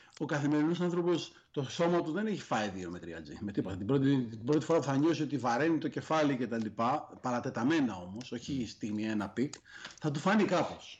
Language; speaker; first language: Greek; native; Greek